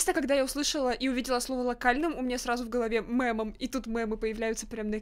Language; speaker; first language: Russian; native; Russian